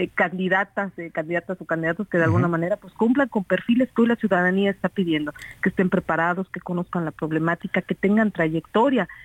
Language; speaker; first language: Spanish; native; Spanish